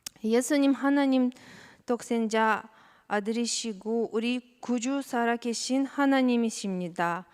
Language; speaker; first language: Korean; non-native, learner; Russian